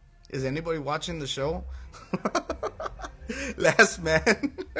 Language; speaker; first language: English; early bilingual, other home language; Spanish